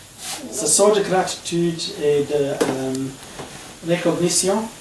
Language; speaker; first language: French; non-native, learner; English